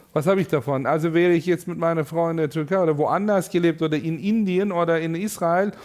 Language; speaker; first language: German; non-native, fluent; Turkish